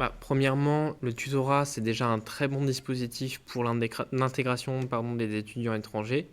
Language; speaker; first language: French; native; French